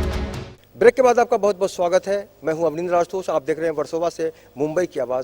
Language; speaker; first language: Hindi; native; Hindi